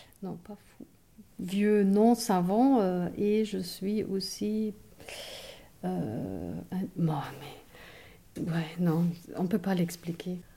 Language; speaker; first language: French; non-native, fluent; German